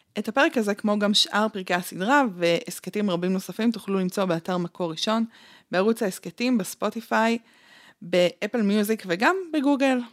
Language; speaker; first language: Hebrew; early bilingual, other home language; Russian